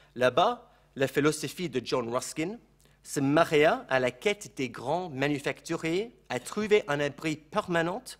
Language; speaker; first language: French; non-native, fluent; English